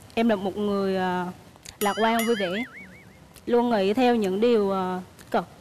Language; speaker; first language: Vietnamese; native; Vietnamese